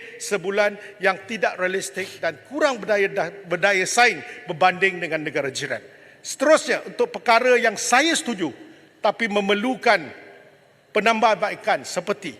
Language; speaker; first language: Malay; non-native, local second language; Chinese